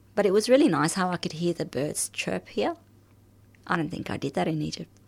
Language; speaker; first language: English; early bilingual, other home language; Arabic